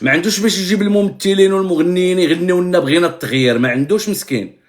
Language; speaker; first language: Arabic; native; Arabic